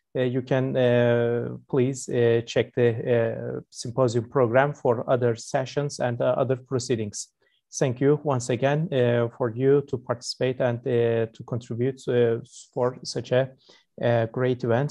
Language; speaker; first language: English; non-native, fluent; Turkish